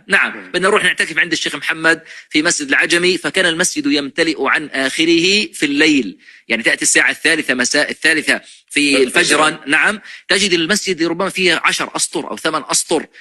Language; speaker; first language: Arabic; native; Arabic